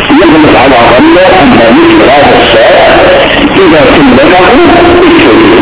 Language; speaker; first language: Arabic; native; Arabic